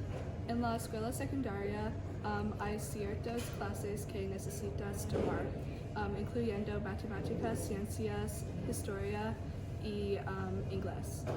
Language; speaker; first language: Spanish; non-native, learner; English